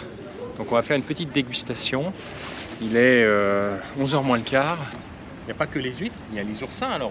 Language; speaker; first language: French; native; French